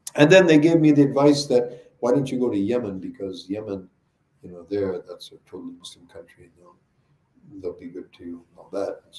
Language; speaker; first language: English; native; English